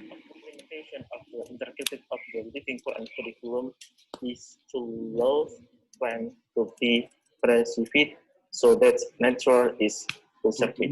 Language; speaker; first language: English; non-native, learner; Indonesian